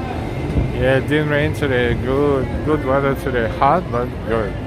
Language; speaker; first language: English; non-native, fluent; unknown